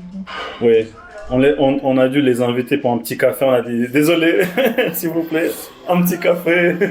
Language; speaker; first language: French; non-native, fluent; Portuguese